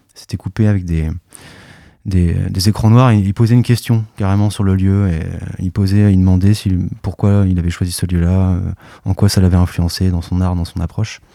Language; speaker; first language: French; native; French